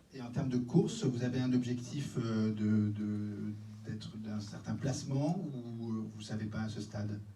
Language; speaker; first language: French; native; French